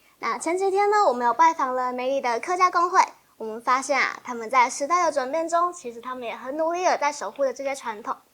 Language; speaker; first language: Chinese; native; Chinese